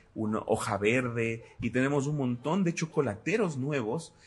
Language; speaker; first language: Spanish; native; Spanish